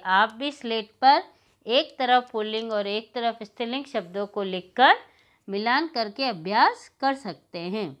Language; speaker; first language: Hindi; native; Hindi